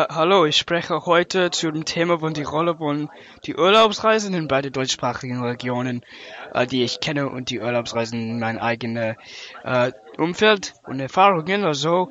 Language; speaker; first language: German; non-native, learner; English